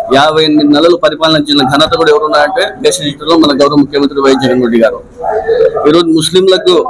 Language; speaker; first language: Telugu; non-native, local second language; Urdu